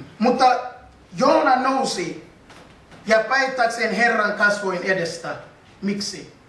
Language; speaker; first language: Finnish; non-native, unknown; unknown